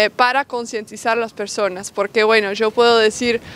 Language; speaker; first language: Spanish; non-native, fluent; Dutch